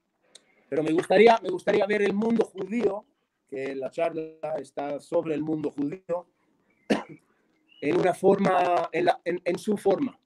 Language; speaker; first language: Spanish; non-native, fluent; Hebrew